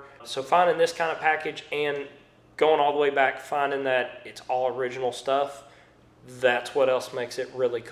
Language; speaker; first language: English; native; English